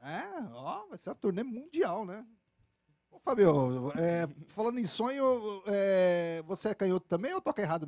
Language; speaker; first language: Portuguese; native; Portuguese